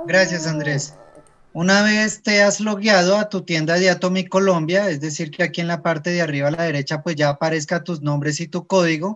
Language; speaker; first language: Spanish; native; Spanish